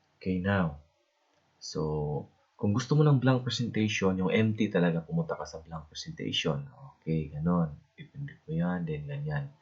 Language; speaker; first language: Filipino; non-native, local second language; Cebuano